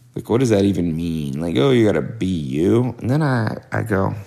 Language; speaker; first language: English; native; English